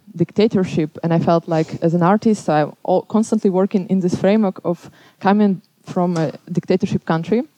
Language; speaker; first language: English; non-native, fluent; Belarusian